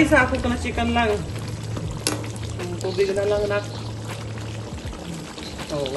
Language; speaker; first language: Filipino; non-native, learner; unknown